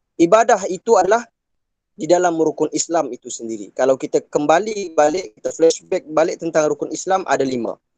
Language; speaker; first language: Malay; non-native, local second language; Iban